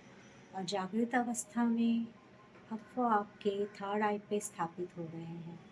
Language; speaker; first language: Hindi; native; Hindi